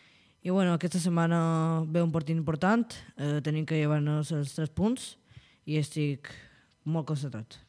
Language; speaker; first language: Catalan; non-native, local second language; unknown